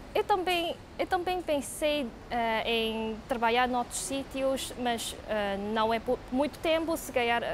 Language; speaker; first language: Portuguese; non-native, fluent; Cantonese